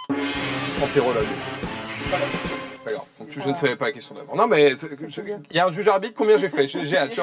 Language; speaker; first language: French; native; French